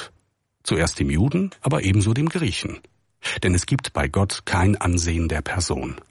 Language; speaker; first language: German; native; German